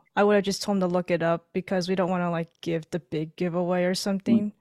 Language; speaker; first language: English; early bilingual, other home language; Filipino